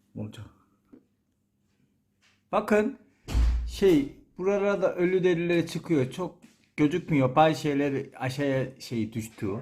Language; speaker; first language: Turkish; non-native, learner; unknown